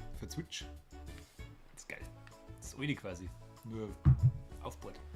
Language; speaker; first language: German; native; German